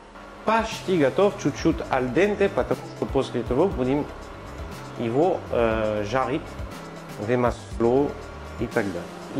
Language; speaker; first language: Russian; non-native, learner; French